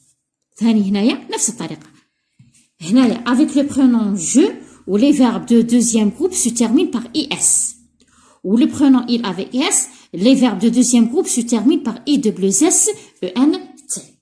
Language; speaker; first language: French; non-native, local second language; Arabic